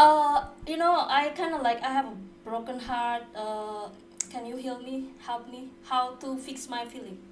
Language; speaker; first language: English; non-native, learner; Indonesian